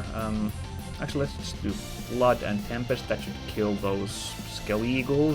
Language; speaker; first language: English; native; English